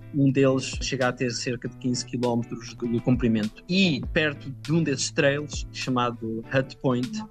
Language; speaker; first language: Portuguese; native; Portuguese